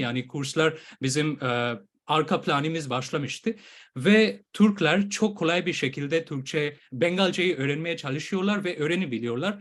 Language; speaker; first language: Turkish; non-native, fluent; Bangla